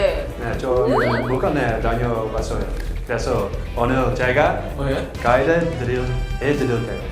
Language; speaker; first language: Korean; non-native, learner; Dutch